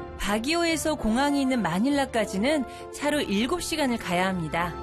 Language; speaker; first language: Korean; native; Korean